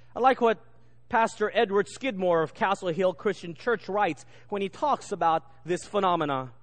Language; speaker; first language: English; native; English